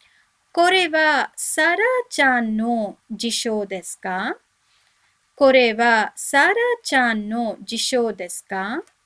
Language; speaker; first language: Japanese; non-native, fluent; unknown